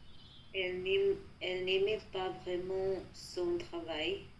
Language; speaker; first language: French; non-native, learner; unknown